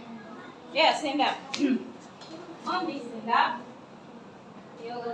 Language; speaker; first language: English; non-native, learner; Indonesian